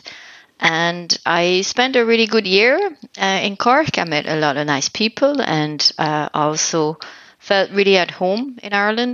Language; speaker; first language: English; non-native, fluent; French